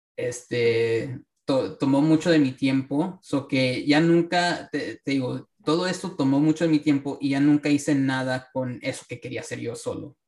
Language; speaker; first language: Spanish; early bilingual, heritage; Spanish